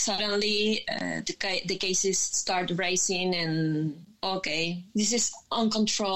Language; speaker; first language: English; non-native, learner; Spanish